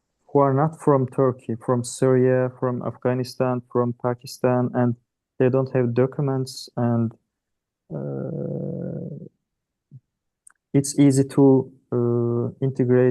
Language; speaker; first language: English; non-native, learner; Turkish